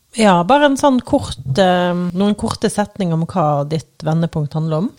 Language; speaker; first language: Norwegian; native; Norwegian